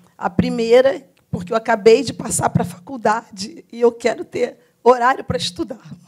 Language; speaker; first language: Portuguese; native; Portuguese